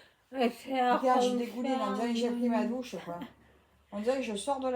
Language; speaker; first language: French; native; French